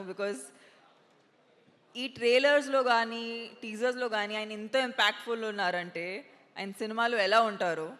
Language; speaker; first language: Telugu; non-native, local second language; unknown